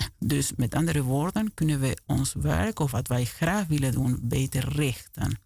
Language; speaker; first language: Dutch; non-native, fluent; Spanish